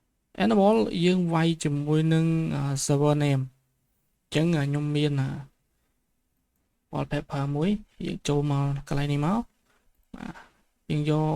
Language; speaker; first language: Khmer; native; Khmer